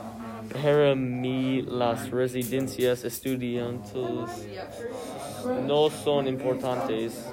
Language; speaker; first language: Spanish; non-native, learner; English